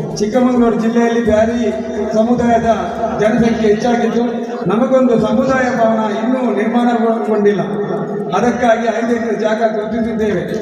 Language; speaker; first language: Kannada; non-native, local second language; Malayalam